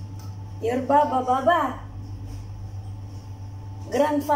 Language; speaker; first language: English; non-native, learner; Filipino